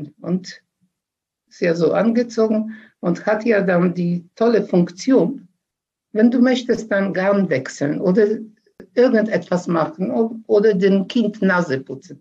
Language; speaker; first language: German; early bilingual, other home language; Polish